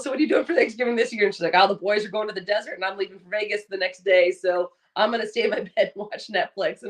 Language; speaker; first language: English; native; English